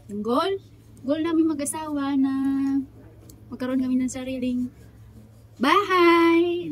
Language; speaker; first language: Filipino; non-native, local second language; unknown